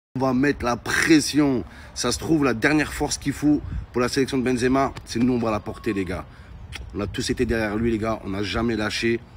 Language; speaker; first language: French; native; French